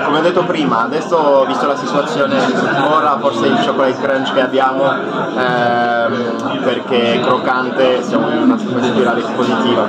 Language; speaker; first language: Italian; non-native, fluent; French